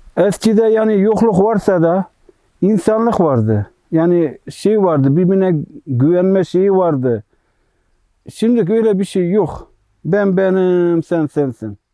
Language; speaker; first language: Turkish; native; Turkish